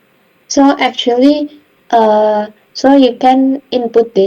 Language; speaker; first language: English; non-native, learner; Indonesian